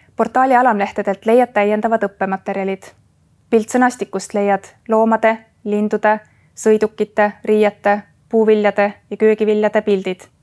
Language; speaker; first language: Estonian; native; Estonian